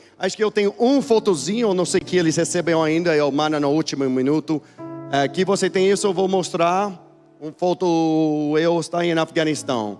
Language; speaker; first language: Portuguese; non-native, learner; English